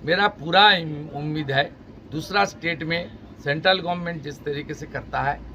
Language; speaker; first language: Hindi; non-native, local second language; Bangla